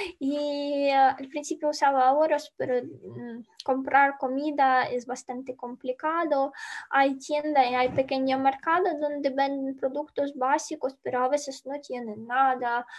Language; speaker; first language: Spanish; non-native, learner; Ukrainian